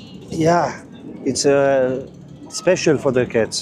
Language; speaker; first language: English; non-native, learner; German